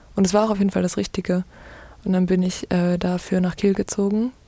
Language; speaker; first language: German; native; German